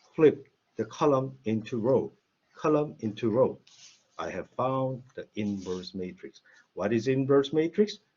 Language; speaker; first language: English; non-native, fluent; Korean